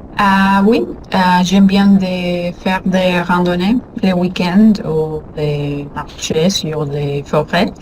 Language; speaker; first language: French; non-native, learner; Spanish